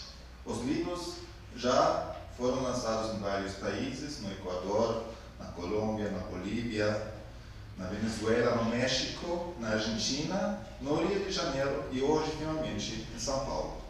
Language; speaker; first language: Portuguese; non-native, fluent; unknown